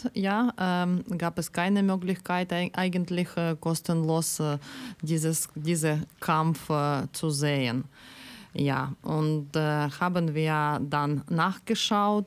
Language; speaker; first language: German; non-native, learner; Ukrainian